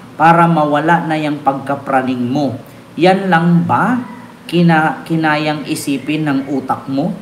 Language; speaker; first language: Filipino; non-native, local second language; Cebuano